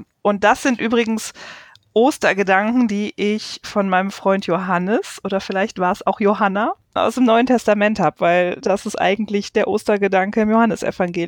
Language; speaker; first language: German; native; German